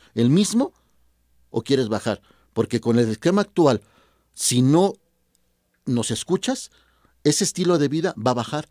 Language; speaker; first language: Spanish; native; Spanish